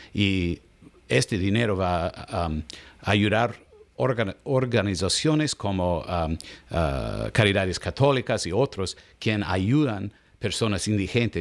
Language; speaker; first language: Spanish; non-native, learner; English